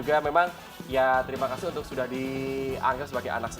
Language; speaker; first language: Indonesian; native; Indonesian